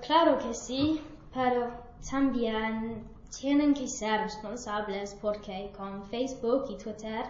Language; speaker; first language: Spanish; non-native, learner; English